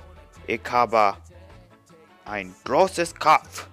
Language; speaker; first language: German; non-native, learner; English